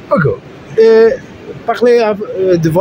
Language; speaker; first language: French; non-native, learner; Portuguese